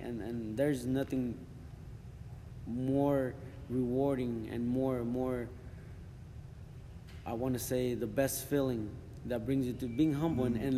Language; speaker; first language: English; early bilingual, other home language; Spanish